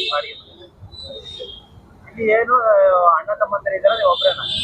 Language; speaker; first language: Kannada; native; Kannada